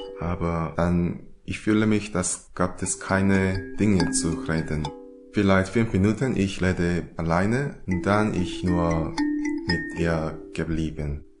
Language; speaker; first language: German; non-native, learner; Korean